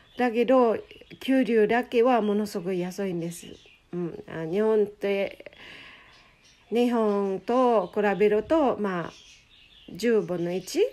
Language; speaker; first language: Japanese; non-native, fluent; Filipino